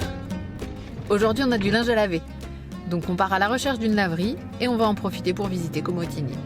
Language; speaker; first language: French; native; French